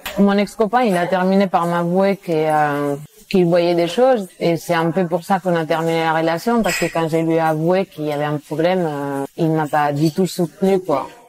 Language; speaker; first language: French; non-native, fluent; Spanish